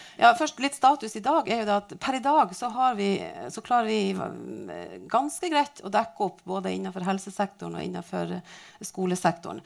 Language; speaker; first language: Norwegian; native; Norwegian